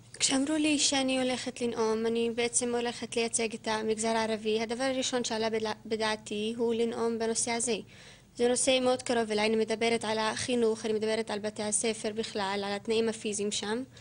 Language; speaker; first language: Hebrew; non-native, local second language; Arabic